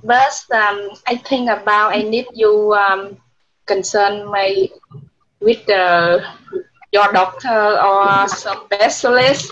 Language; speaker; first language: English; non-native, learner; Vietnamese